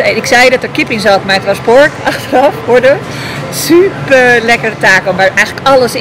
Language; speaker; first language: Dutch; native; Dutch